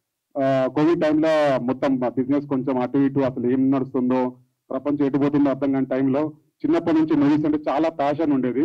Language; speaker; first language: Telugu; native; Telugu